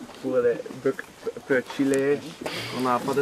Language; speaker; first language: French; non-native, local second language; Dutch